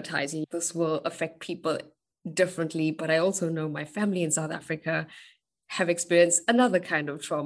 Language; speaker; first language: English; native; English